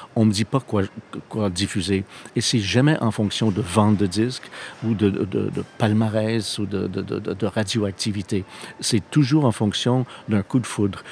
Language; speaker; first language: French; non-native, local second language; English